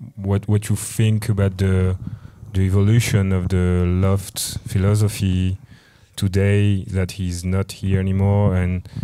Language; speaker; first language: English; non-native, fluent; French